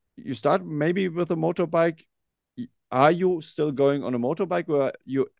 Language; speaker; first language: English; non-native, learner; German